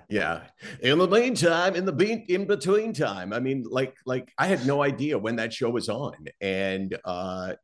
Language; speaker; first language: English; native; English